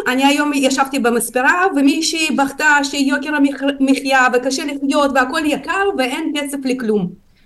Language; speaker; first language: Hebrew; non-native, fluent; Russian